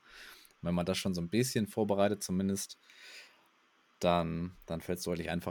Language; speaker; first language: German; native; German